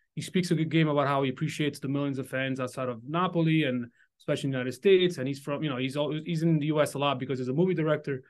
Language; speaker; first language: English; early bilingual, other home language; Italian